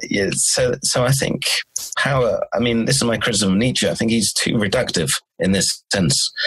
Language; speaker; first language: English; native; English